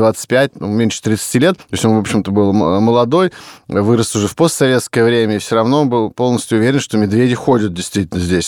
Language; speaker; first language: Russian; native; Russian